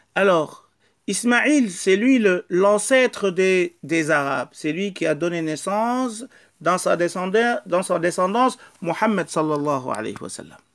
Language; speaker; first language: French; non-native, local second language; Wolof